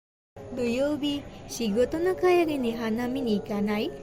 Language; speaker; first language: Japanese; non-native, learner; Indonesian